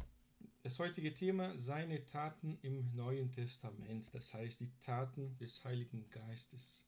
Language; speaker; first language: German; non-native, fluent; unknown